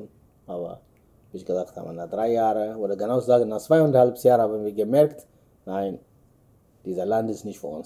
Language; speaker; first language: German; non-native, learner; Amharic